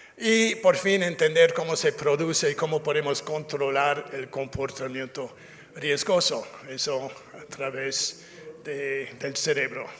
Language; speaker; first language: Spanish; non-native, fluent; English